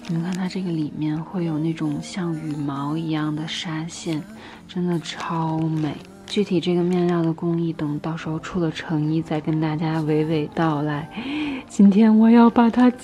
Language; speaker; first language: Chinese; native; Chinese